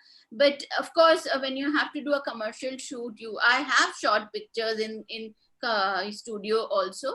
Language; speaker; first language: English; non-native, local second language; Hindi